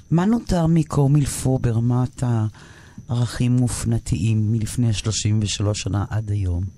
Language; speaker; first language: Hebrew; native; Hebrew